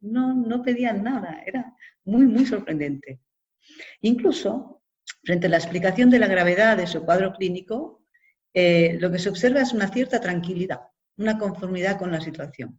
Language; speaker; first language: Spanish; native; Spanish